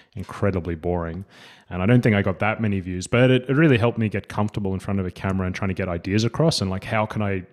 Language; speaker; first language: English; native; English